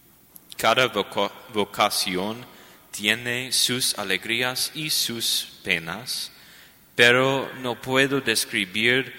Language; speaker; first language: Spanish; non-native, learner; English